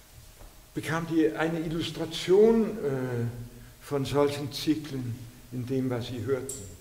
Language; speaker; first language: German; non-native, fluent; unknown